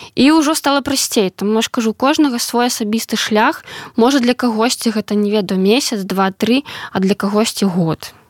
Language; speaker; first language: Belarusian; non-native, local second language; Russian